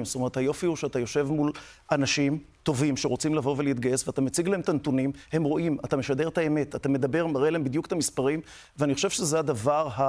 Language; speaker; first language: Hebrew; native; Hebrew